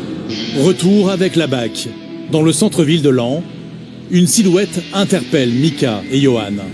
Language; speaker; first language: French; native; French